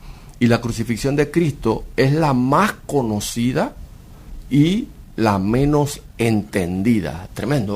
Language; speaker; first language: Spanish; native; Spanish